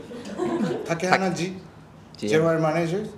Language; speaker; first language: English; non-native, learner; Japanese